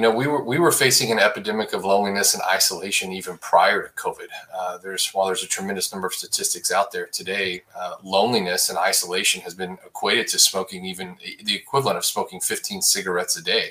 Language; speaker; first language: English; native; English